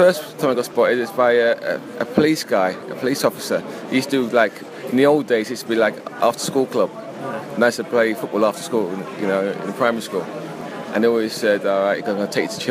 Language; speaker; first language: English; native; English